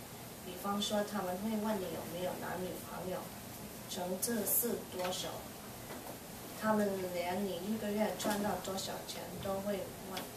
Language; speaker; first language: Chinese; early bilingual, heritage; Chinese